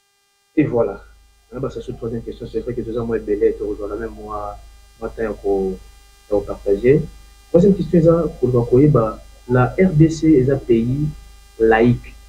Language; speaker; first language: French; non-native, local second language; Lingala